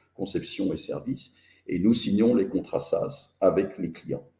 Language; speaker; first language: French; native; French